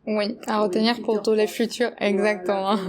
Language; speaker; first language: French; non-native, fluent; Spanish